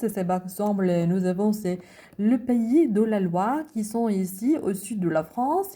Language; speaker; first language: French; non-native, learner; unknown